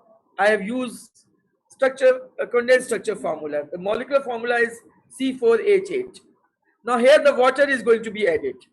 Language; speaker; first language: English; non-native, local second language; Urdu